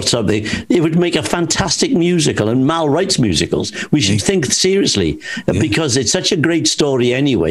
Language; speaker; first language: English; native; English